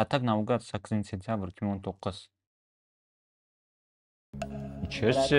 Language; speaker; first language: Russian; non-native, local second language; Uzbek